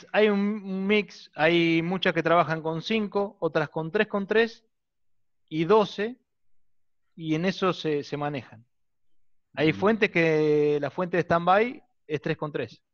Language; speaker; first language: Spanish; native; Spanish